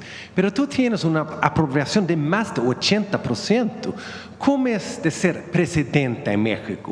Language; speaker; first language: Spanish; non-native, fluent; Swedish